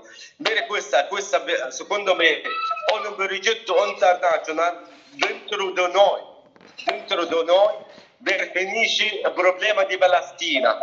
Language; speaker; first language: Italian; non-native, learner; Arabic